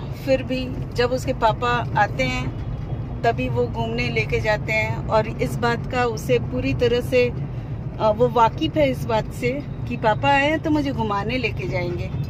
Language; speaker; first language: Hindi; non-native, local second language; Bangla